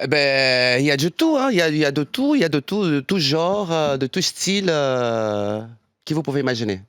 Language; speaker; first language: French; non-native, fluent; Portuguese